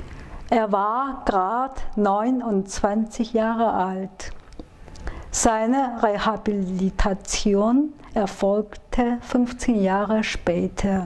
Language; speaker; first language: German; non-native, fluent; Chinese